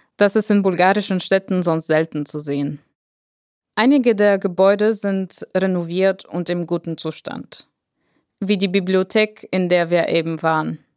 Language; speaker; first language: German; non-native, fluent; Bulgarian